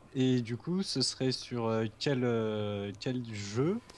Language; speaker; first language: French; native; French